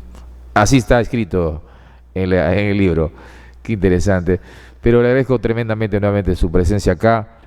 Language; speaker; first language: Spanish; native; Spanish